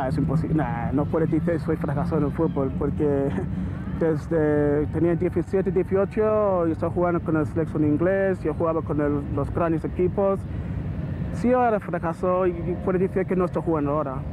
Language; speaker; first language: Spanish; non-native, learner; English